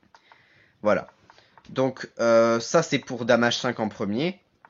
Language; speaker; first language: French; native; French